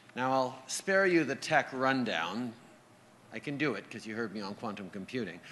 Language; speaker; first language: English; native; English